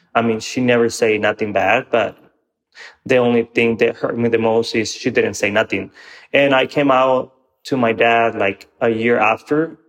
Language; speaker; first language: English; non-native, fluent; Spanish